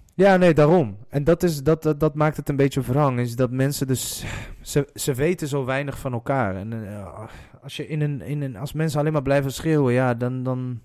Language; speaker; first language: Dutch; early bilingual, other home language; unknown